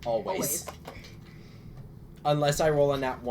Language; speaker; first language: English; native; English